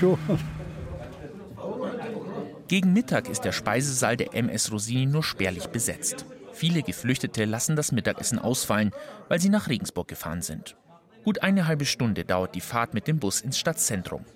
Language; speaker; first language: German; native; German